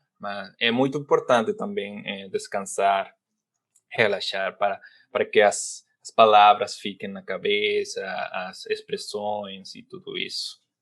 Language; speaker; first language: Portuguese; non-native, fluent; Spanish